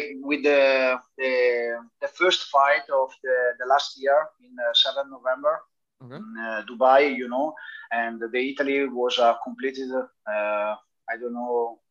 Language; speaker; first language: English; non-native, learner; Italian